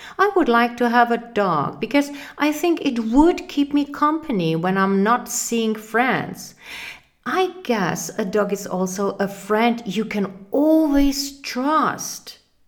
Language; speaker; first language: English; non-native, fluent; Czech